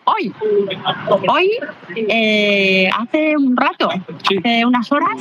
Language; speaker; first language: Spanish; native; Spanish